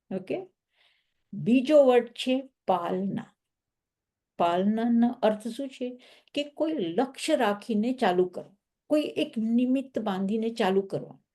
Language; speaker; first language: Gujarati; early bilingual, heritage; Gujarati